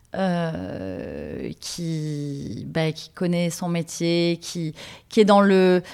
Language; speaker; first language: French; native; French